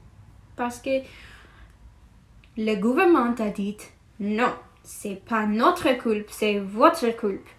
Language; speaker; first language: French; non-native, learner; English